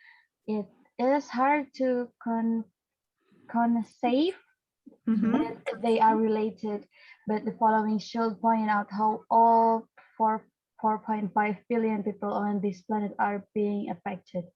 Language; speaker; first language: English; non-native, learner; Indonesian